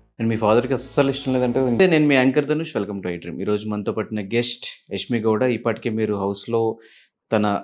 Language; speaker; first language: Telugu; native; Telugu